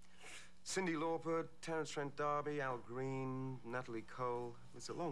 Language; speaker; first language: English; native; English